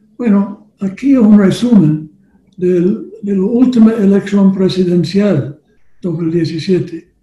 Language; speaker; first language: Spanish; non-native, learner; English